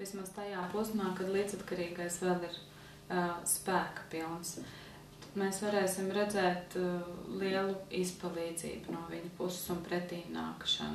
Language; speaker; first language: Latvian; native; Latvian